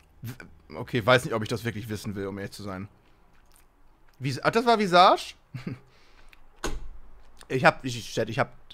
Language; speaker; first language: German; native; German